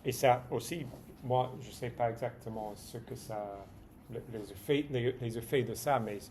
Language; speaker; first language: French; non-native, fluent; English